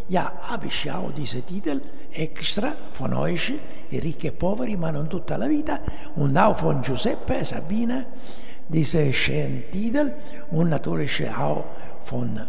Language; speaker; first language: German; non-native, fluent; Italian